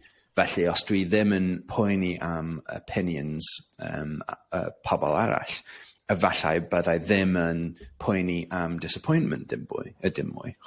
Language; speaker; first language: Welsh; non-native, local second language; English